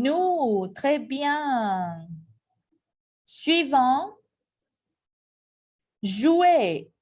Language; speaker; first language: French; non-native, fluent; Spanish